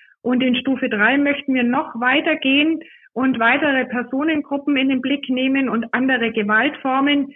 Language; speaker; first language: German; native; German